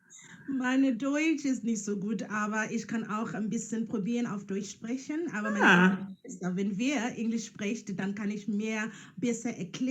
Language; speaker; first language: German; non-native, learner; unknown